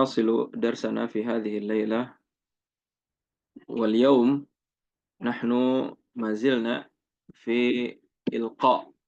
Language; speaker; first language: Arabic; non-native, fluent; Indonesian